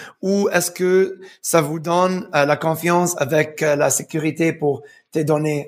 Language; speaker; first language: French; early bilingual, heritage; French